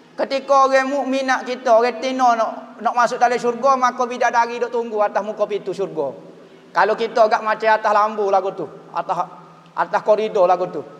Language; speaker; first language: Malay; native; Malay